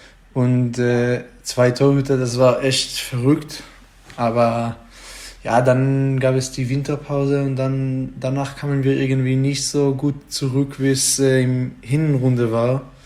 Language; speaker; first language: German; non-native, fluent; Hebrew